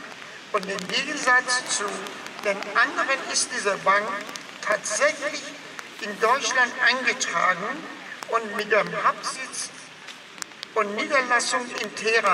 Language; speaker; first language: German; non-native, fluent; Persian